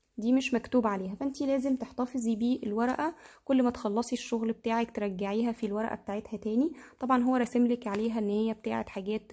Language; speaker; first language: Arabic; native; Arabic